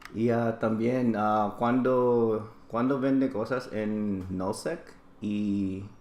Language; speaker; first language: Spanish; non-native, learner; English